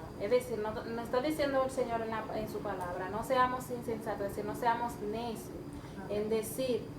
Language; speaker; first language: Spanish; native; Spanish